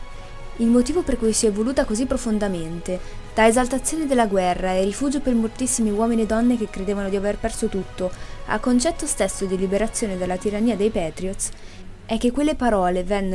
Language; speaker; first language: Italian; native; Italian